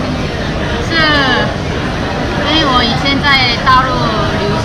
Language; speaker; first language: Chinese; non-native, fluent; Korean